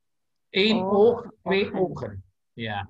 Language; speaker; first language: Dutch; non-native, learner; Indonesian